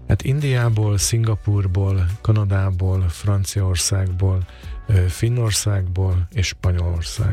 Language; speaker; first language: Hungarian; native; Hungarian